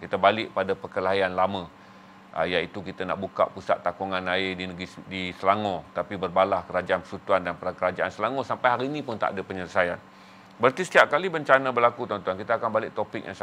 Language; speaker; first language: Malay; native; Malay